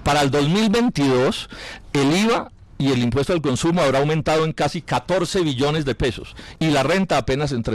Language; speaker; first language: Spanish; native; Spanish